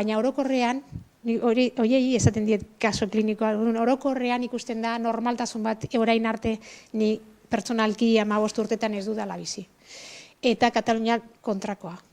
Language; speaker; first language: Basque; non-native, local second language; Spanish